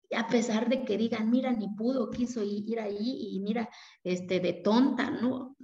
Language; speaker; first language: Spanish; non-native, local second language; Zapotec